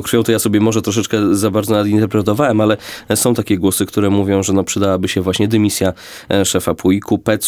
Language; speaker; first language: Polish; native; Polish